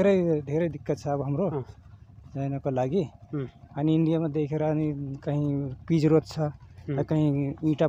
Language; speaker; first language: Nepali; non-native, local second language; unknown